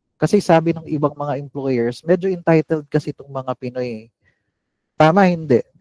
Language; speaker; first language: Filipino; non-native, local second language; Cebuano